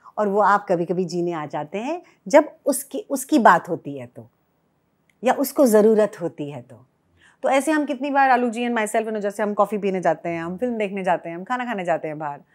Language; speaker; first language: Hindi; native; Hindi